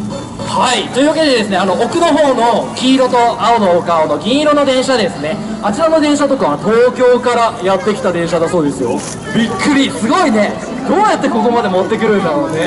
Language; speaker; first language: Japanese; native; Japanese